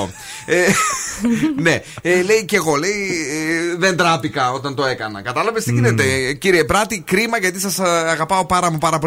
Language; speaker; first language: Greek; native; Greek